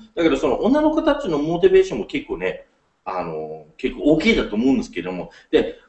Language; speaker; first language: Japanese; non-native, fluent; English